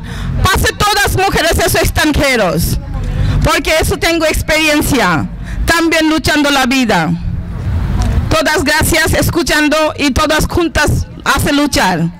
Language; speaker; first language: Spanish; non-native, learner; Bangla